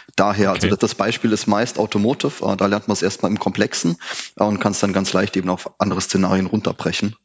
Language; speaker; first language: German; native; German